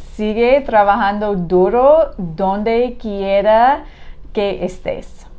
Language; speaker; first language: Spanish; non-native, learner; English